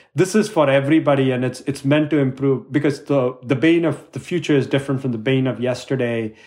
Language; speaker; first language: English; non-native, local second language; Tamil